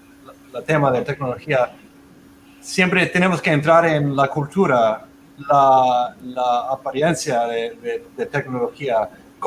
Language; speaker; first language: Spanish; non-native, fluent; English